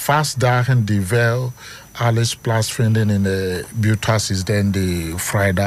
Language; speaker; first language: Dutch; non-native, fluent; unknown